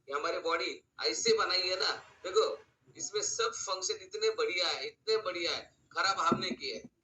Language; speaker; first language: Hindi; non-native, local second language; Marathi